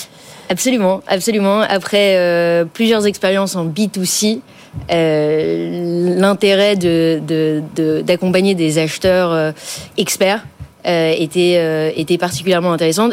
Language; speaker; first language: French; native; French